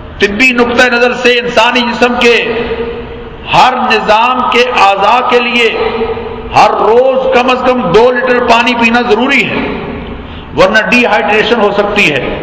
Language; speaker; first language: Urdu; non-native, local second language; Punjabi